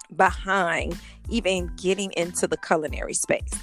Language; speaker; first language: English; native; English